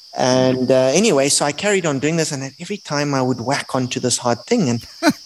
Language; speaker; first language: English; native; English